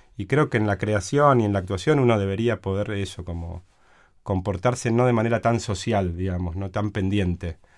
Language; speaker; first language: Spanish; native; Spanish